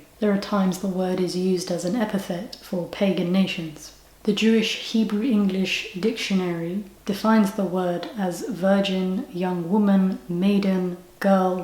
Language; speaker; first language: English; native; English